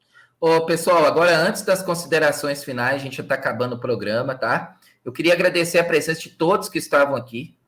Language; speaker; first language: Portuguese; native; Portuguese